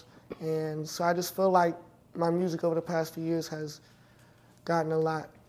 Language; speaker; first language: English; native; English